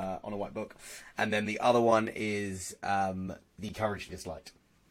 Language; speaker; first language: English; native; English